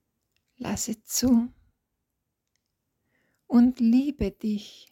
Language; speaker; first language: German; non-native, fluent; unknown